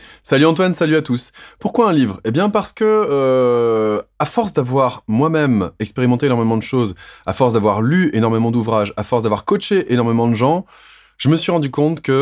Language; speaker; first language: French; native; French